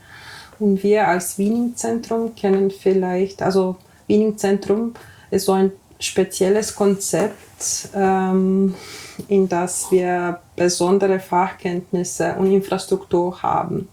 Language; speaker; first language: German; non-native, fluent; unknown